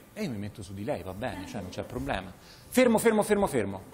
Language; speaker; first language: Italian; native; Italian